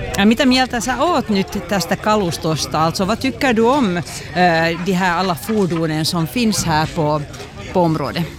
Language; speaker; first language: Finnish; non-native, local second language; Swedish